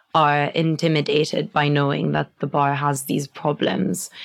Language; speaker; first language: English; non-native, fluent; Italian